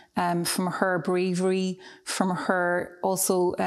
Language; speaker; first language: English; native; English